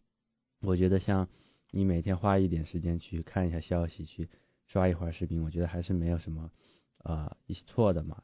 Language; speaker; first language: Chinese; early bilingual, heritage; Chinese